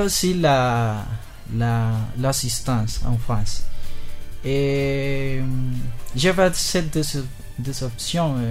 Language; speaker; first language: French; non-native, learner; Spanish